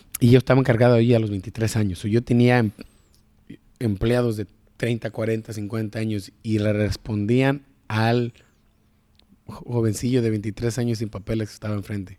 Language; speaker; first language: Spanish; early bilingual, heritage; Spanish